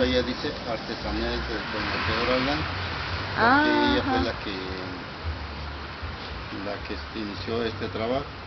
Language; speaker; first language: Spanish; native; Spanish